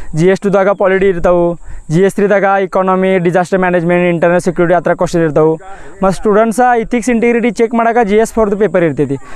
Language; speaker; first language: Kannada; non-native, local second language; Marathi